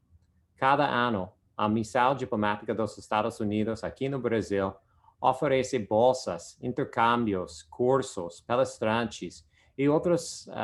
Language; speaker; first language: Portuguese; non-native, fluent; English